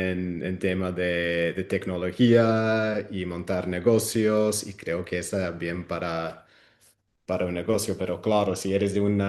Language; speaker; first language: Spanish; non-native, fluent; Dutch